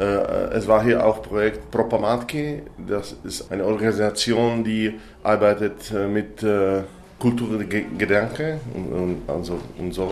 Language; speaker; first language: German; non-native, learner; Czech